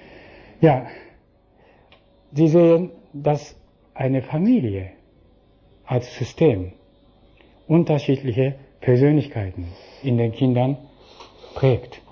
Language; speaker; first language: German; non-native, fluent; Japanese